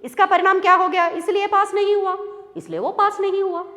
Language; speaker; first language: Hindi; non-native, local second language; Malayalam